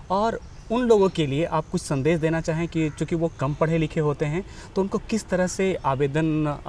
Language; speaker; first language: Hindi; native; Hindi